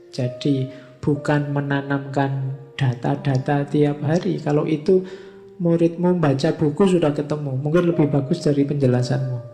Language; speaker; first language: Indonesian; native; Indonesian